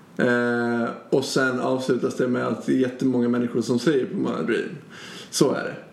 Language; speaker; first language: Swedish; native; Swedish